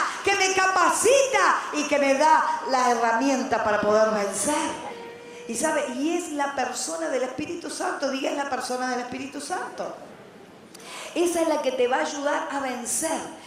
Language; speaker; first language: Spanish; native; Spanish